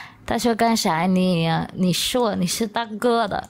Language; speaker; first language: Chinese; non-native, learner; Vietnamese